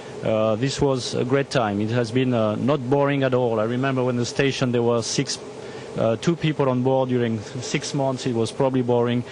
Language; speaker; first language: English; non-native, fluent; French